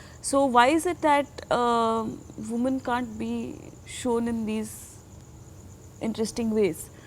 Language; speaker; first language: English; non-native, local second language; Tamil